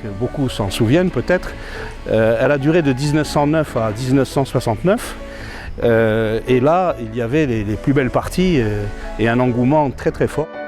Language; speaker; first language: French; native; French